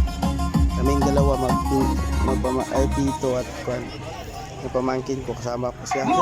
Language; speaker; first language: Filipino; non-native, local second language; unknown